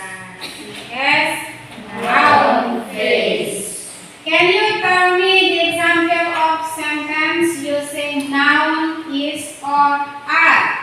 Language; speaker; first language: English; non-native, learner; Indonesian